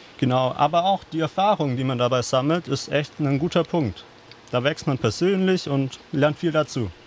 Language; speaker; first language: German; native; German